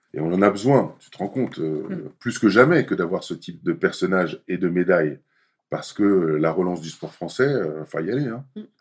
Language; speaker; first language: French; native; French